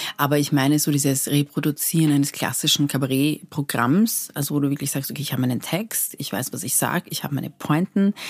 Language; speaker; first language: German; early bilingual, other home language; Persian